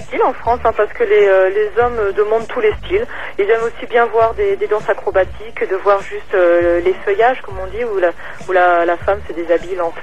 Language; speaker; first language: French; native; French